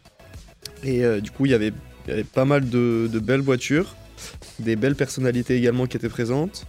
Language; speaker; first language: French; native; French